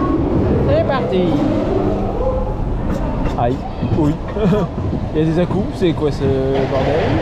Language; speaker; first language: French; native; French